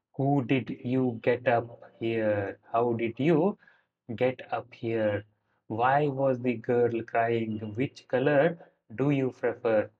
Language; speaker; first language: English; non-native, local second language; Kannada